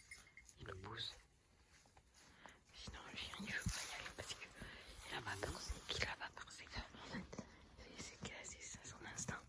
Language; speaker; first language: French; native; French